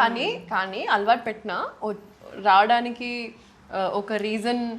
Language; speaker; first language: Telugu; non-native, local second language; Urdu